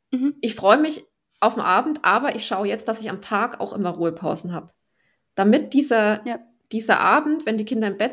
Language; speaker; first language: German; native; German